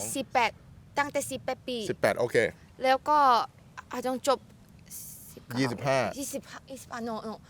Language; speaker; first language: Thai; non-native, learner; Korean